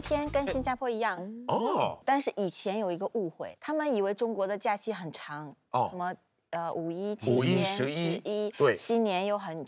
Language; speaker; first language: Chinese; native; Chinese